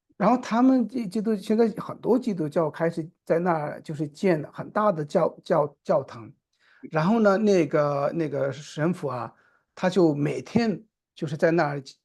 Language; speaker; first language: Chinese; non-native, local second language; Tibetan